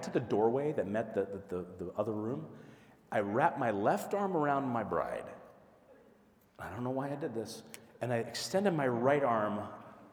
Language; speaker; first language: English; native; English